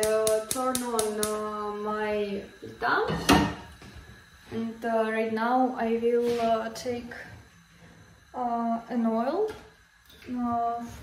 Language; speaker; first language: English; non-native, learner; Russian